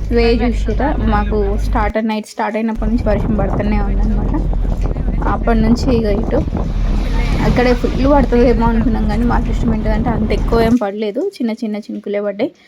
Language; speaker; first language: Telugu; non-native, local second language; Lambadi